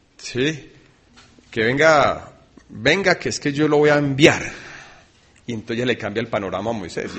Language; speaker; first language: Spanish; early bilingual, other home language; English